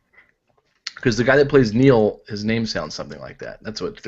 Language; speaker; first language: English; native; English